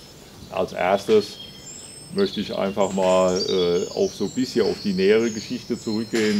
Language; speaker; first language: German; native; German